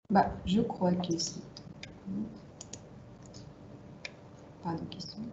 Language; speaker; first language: French; non-native, fluent; Russian